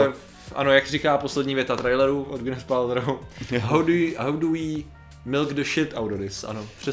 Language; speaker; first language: Czech; native; Czech